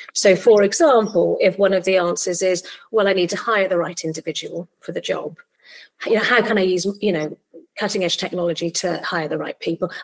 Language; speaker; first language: English; native; English